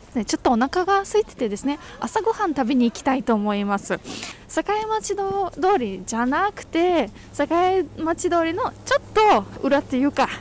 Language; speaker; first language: Japanese; non-native, fluent; Russian